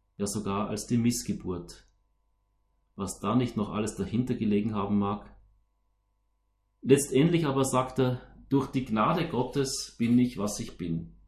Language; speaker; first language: German; native; German